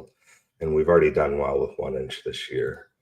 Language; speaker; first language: English; native; English